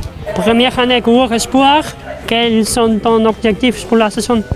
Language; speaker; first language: French; non-native, learner; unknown